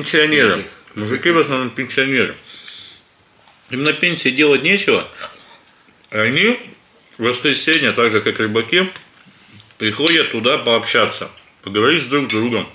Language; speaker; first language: Russian; native; Russian